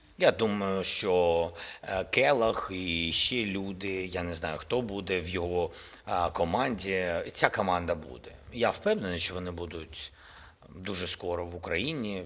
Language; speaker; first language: Ukrainian; non-native, local second language; Russian